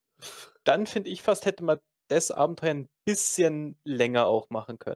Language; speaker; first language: German; native; German